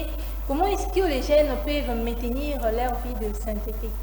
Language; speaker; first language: French; non-native, local second language; Lingala